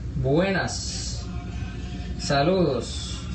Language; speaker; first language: Spanish; non-native, learner; English